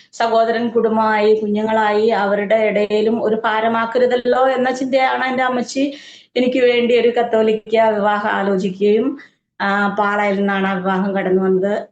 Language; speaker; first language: Malayalam; native; Malayalam